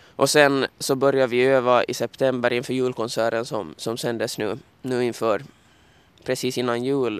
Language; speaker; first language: Swedish; native; Swedish